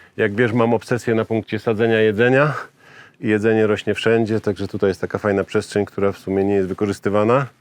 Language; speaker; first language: Polish; native; Polish